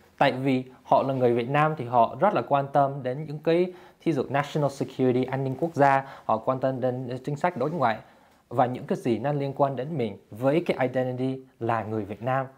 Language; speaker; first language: Vietnamese; early bilingual, heritage; Vietnamese